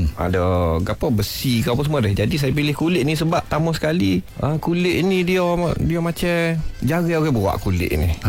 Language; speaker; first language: Malay; native; Malay